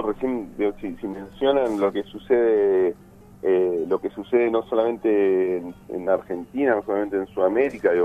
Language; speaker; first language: Spanish; native; Spanish